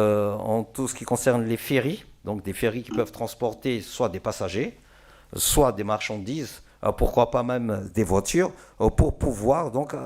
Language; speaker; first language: French; non-native, local second language; Malagasy